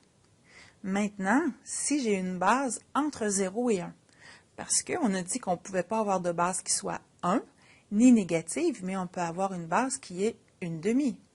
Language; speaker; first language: French; native; French